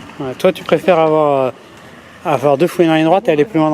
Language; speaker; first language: French; native; French